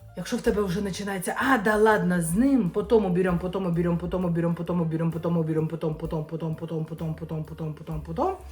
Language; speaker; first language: Ukrainian; non-native, local second language; Russian